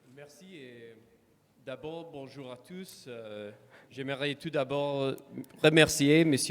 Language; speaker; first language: French; non-native, learner; English